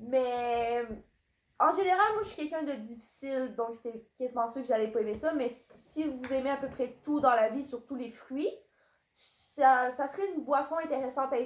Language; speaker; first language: French; native; French